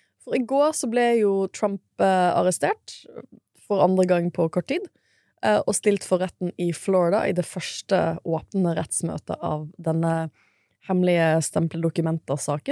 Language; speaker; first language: Norwegian; native; Norwegian